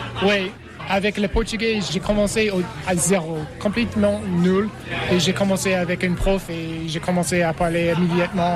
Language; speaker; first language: French; non-native, learner; English